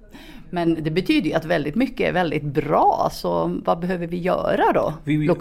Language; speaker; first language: Swedish; native; Swedish